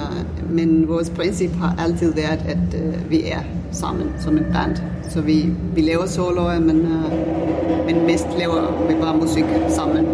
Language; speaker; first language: Danish; non-native, fluent; Finnish